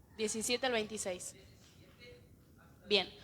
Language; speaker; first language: Spanish; native; Spanish